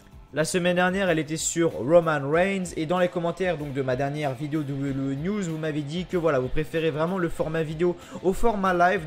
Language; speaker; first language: French; native; French